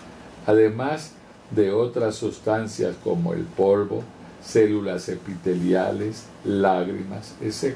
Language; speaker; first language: Spanish; native; Spanish